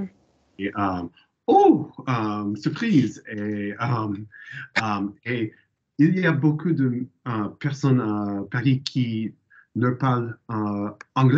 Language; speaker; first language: French; non-native, learner; English